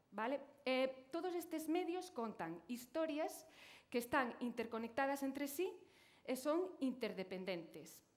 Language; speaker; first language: Galician; native; Galician